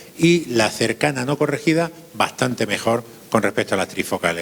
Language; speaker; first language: Spanish; native; Spanish